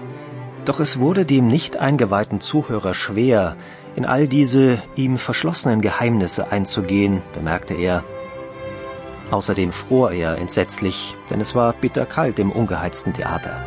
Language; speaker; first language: German; native; German